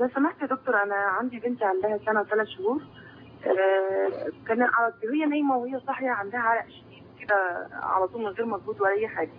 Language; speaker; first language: Arabic; native; Arabic